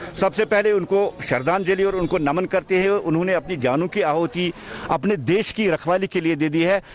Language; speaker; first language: Hindi; non-native, local second language; Kashmiri